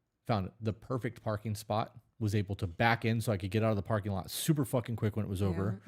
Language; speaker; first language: English; native; English